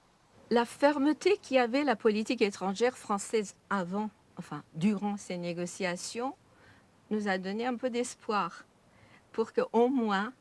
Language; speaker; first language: French; non-native, fluent; Persian